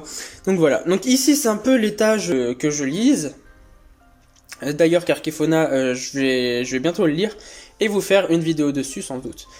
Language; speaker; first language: French; native; French